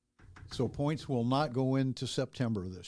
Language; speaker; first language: English; native; English